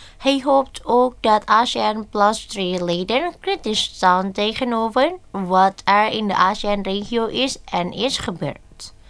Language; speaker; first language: Dutch; non-native, fluent; Indonesian